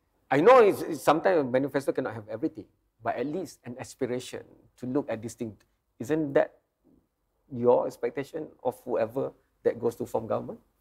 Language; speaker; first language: English; non-native, local second language; Malay